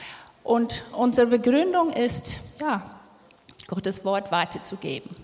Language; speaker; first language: German; non-native, fluent; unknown